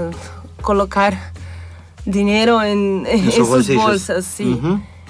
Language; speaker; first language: Spanish; non-native, fluent; Portuguese